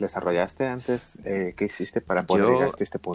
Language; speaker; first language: Spanish; native; Spanish